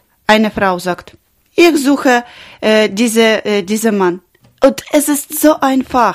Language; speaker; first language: German; non-native, learner; Ukrainian